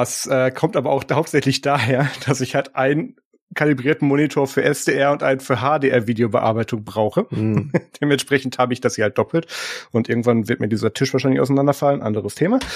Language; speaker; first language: German; native; German